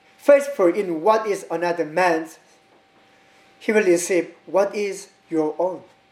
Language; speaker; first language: English; non-native, learner; Korean